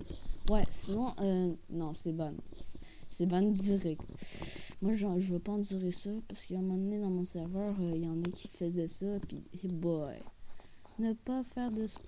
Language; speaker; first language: French; native; French